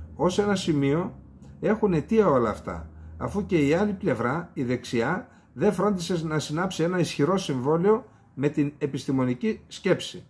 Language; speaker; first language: Greek; native; Greek